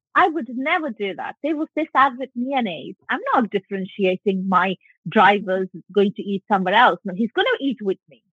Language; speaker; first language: English; non-native, local second language; Punjabi